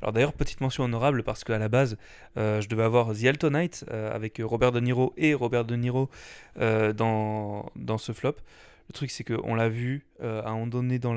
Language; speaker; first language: French; native; French